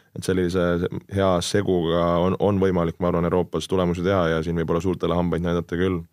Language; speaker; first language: Estonian; native; Estonian